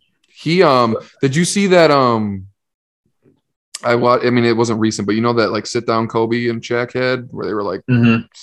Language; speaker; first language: English; native; English